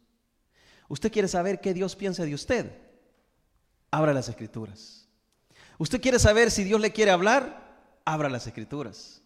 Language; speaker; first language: Spanish; native; Spanish